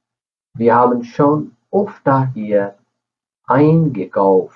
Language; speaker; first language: German; non-native, fluent; Urdu